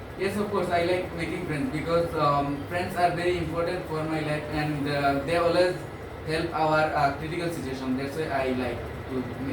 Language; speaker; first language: English; non-native, learner; Bangla